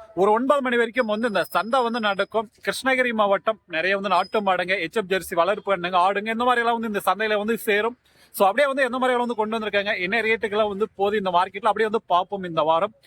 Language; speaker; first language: Tamil; native; Tamil